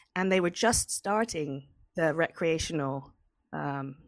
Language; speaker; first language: English; native; English